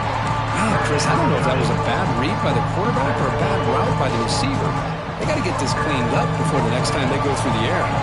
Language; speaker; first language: English; native; English